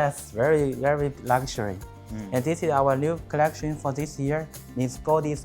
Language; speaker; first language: English; non-native, learner; Chinese